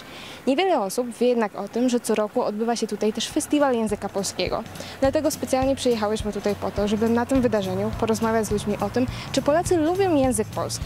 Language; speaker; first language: Polish; native; Polish